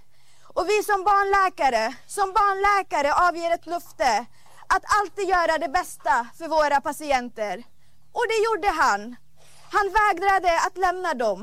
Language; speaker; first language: Swedish; non-native, fluent; Arabic